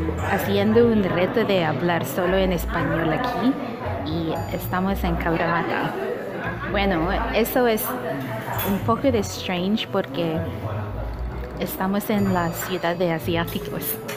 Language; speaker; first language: Spanish; non-native, learner; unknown